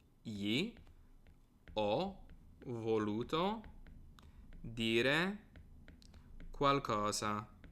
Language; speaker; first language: Italian; non-native, fluent; English